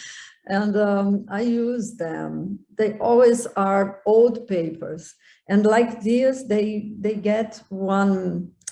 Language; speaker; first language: English; non-native, learner; Portuguese